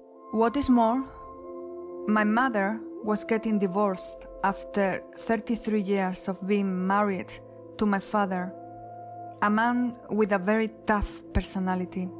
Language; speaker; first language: English; non-native, fluent; Spanish